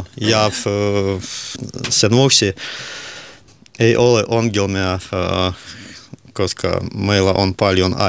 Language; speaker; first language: Finnish; non-native, learner; Russian